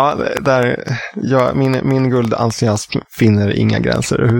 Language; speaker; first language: Swedish; native; Swedish